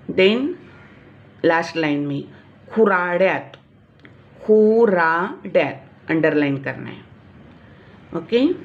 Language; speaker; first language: Hindi; non-native, local second language; Marathi